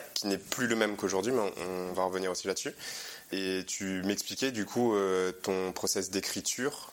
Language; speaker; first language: French; native; French